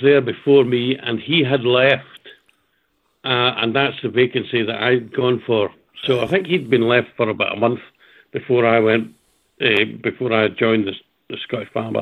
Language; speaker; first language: English; native; English